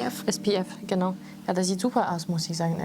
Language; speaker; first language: German; non-native, fluent; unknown